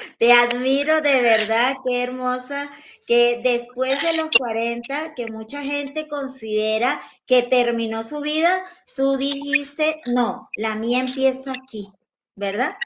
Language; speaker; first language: Spanish; native; Spanish